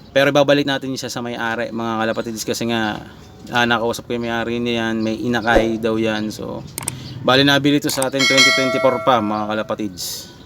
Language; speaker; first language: Filipino; native; Filipino